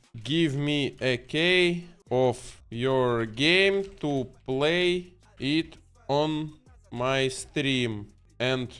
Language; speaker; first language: English; non-native, learner; Russian